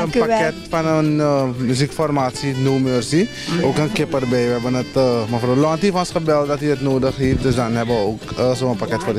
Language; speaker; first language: Dutch; native; Dutch